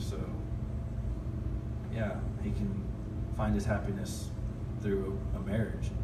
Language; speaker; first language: English; native; English